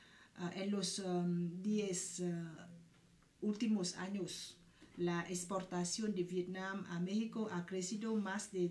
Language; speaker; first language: Spanish; non-native, fluent; Vietnamese